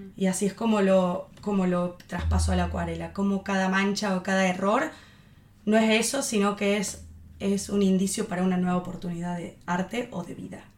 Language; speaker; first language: Spanish; native; Spanish